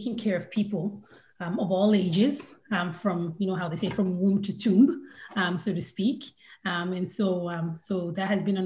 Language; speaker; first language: English; non-native, local second language; Yoruba